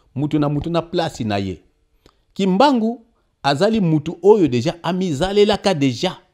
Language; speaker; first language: Lingala; non-native, local second language; Kongo